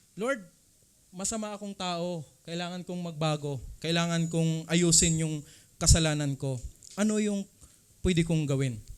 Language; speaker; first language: Filipino; non-native, local second language; Cebuano